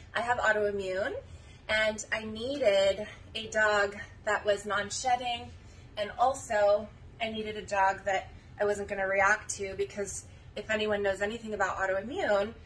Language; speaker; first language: English; native; English